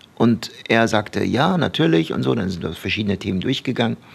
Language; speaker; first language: German; early bilingual, other home language; Turkish